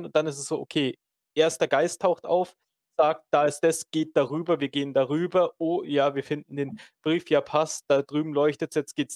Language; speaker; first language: German; native; German